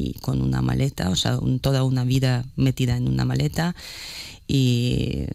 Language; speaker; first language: Spanish; non-native, fluent; Ukrainian